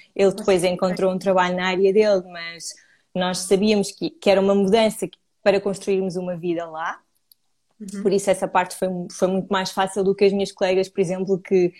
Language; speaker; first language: Portuguese; native; Portuguese